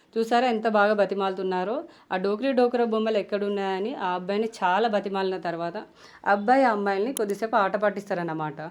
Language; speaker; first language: Telugu; non-native, local second language; Lambadi